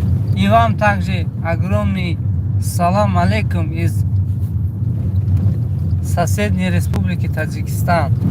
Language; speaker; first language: Russian; non-native, learner; Tajik